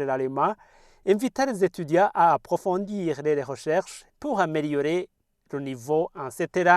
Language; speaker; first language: French; non-native, local second language; Rundi